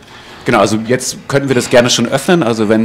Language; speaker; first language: German; native; German